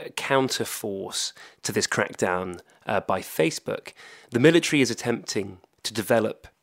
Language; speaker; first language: English; native; English